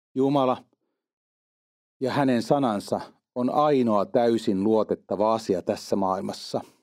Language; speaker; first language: Finnish; native; Finnish